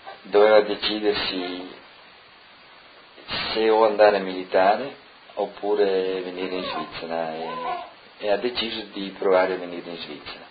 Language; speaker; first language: Italian; non-native, local second language; Friulian